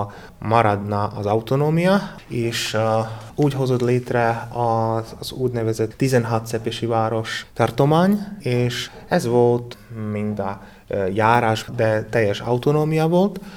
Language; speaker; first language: Hungarian; non-native, learner; Slovak